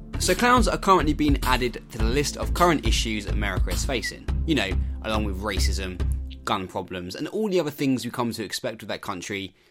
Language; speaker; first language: English; native; English